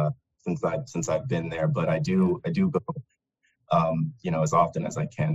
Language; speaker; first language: English; native; English